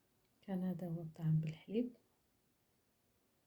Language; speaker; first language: Arabic; native; Arabic